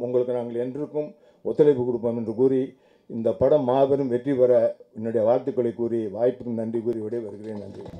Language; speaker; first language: Tamil; native; Tamil